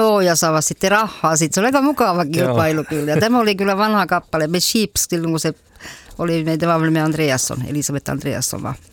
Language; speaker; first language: Finnish; early bilingual, heritage; Swedish